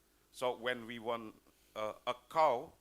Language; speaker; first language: English; non-native, fluent; Indonesian